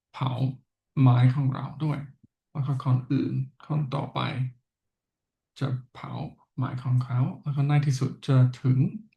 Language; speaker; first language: Thai; non-native, learner; English